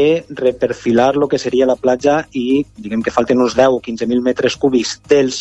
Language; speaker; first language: Catalan; native; Catalan